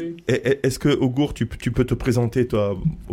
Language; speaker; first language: French; native; French